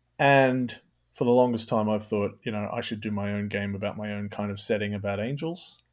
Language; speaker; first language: English; native; English